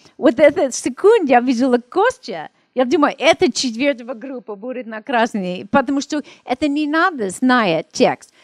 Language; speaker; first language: Russian; non-native, learner; English